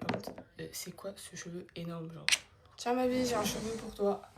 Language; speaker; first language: French; native; French